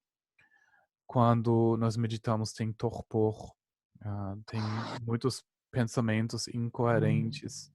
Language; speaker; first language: Portuguese; non-native, fluent; German